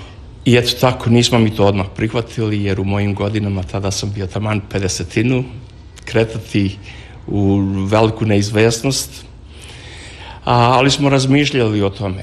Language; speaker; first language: Serbian; native; Serbian